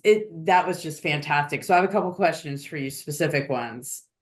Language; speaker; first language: English; native; English